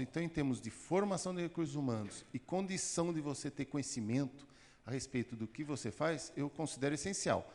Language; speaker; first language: Portuguese; native; Portuguese